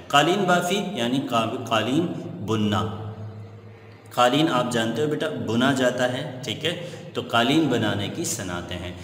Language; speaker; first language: Urdu; native; Urdu